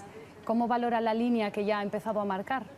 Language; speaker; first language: Spanish; native; Spanish